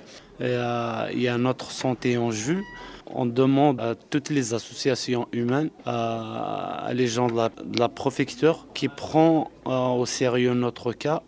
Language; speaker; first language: French; non-native, local second language; Arabic